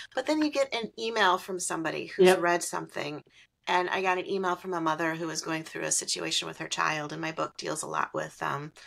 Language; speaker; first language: English; native; English